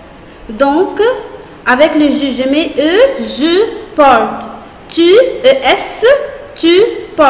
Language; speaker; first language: French; non-native, fluent; Arabic